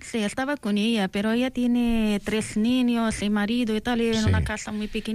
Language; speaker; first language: Spanish; non-native, learner; Arabic